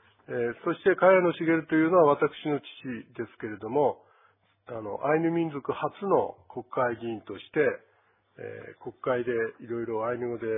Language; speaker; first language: Japanese; native; Japanese